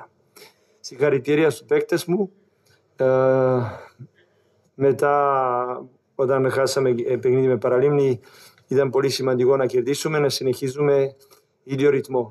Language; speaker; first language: Greek; non-native, learner; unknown